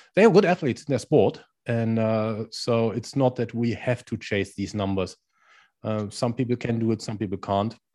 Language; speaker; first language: English; non-native, fluent; German